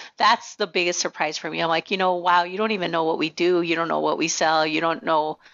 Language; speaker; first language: English; early bilingual, other home language; Spanish